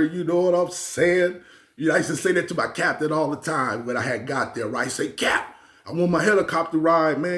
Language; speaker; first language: English; native; English